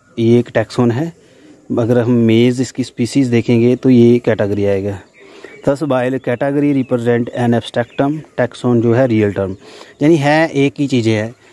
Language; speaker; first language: Hindi; non-native, local second language; Punjabi